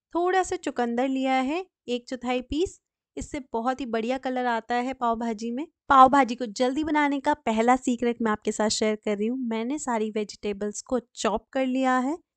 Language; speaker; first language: Hindi; native; Hindi